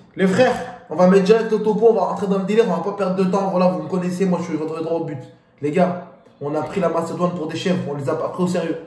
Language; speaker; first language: French; native; French